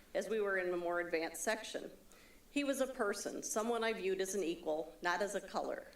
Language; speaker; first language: English; native; English